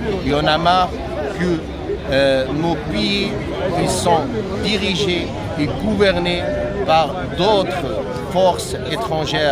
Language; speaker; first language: French; non-native, local second language; Arabic